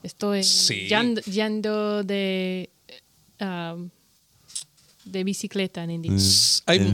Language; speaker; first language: Spanish; non-native, learner; English